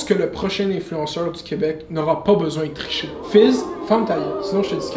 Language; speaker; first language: French; native; French